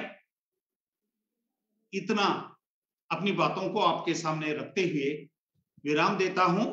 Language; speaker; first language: Hindi; non-native, local second language; Kannada